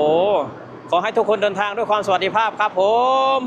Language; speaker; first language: Thai; non-native, local second language; Lao